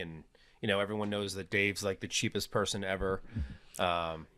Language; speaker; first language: English; native; English